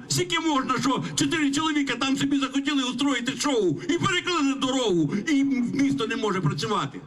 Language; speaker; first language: Ukrainian; native; Ukrainian